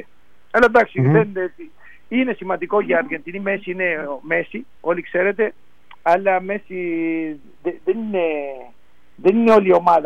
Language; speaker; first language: Greek; non-native, fluent; Spanish